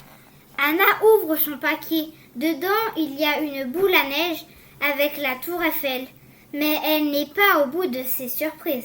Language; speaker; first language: French; native; French